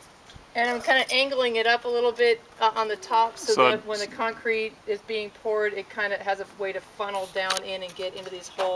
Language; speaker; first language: English; native; English